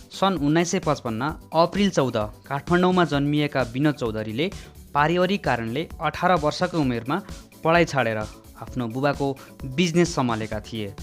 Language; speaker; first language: Nepali; native; Nepali